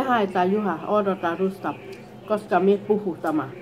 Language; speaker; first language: Finnish; non-native, learner; Northeastern Thai